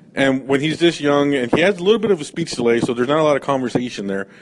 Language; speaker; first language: English; native; English